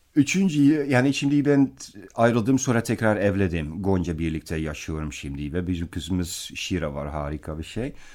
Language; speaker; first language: Turkish; non-native, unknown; Dutch